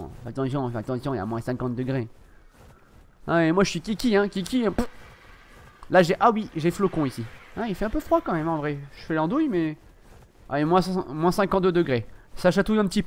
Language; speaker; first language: French; native; French